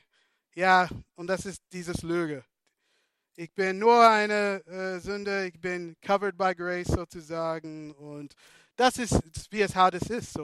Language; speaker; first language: German; non-native, fluent; English